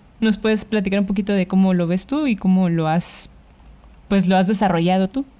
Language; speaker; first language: Spanish; native; Spanish